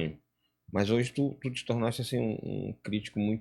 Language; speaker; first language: Portuguese; native; Portuguese